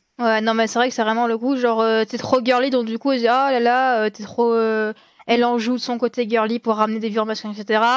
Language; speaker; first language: French; native; French